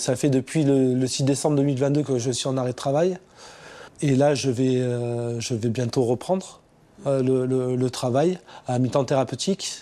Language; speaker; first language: French; native; French